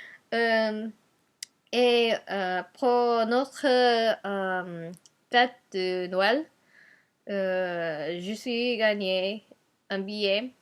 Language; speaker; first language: French; non-native, learner; Japanese